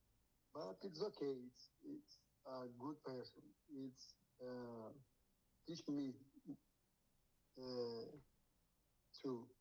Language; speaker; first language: English; non-native, learner; Portuguese